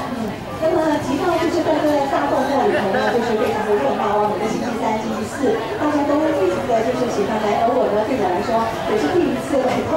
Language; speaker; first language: Chinese; native; Chinese